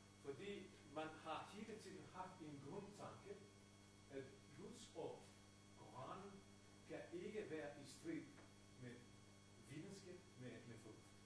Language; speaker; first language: Danish; non-native, fluent; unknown